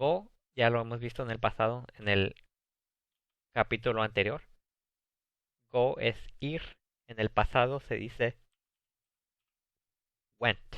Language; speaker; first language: Spanish; early bilingual, heritage; Spanish